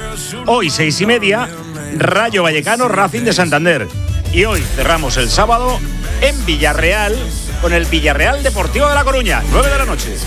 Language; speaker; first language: Spanish; native; Spanish